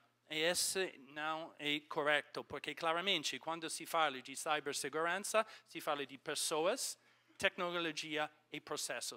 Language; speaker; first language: Portuguese; non-native, fluent; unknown